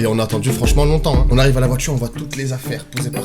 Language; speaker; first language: French; native; French